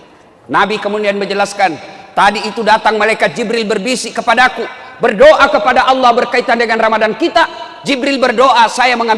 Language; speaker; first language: Indonesian; non-native, local second language; Buginese